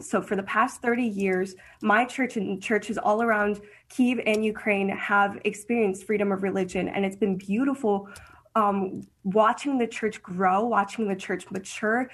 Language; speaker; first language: English; early bilingual, heritage; English